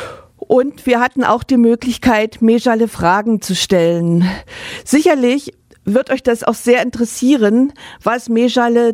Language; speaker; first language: German; native; German